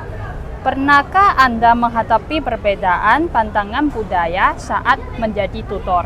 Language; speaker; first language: Indonesian; non-native, fluent; Chinese